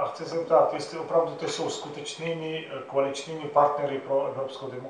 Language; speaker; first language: Czech; non-native, fluent; Arabic